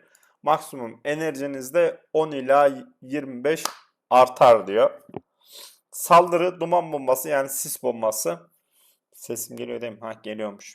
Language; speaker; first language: Turkish; native; Turkish